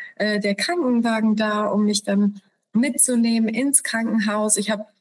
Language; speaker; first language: German; early bilingual, other home language; Polish